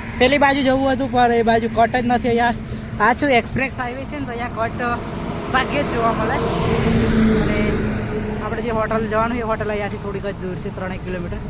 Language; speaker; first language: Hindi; non-native, local second language; Gujarati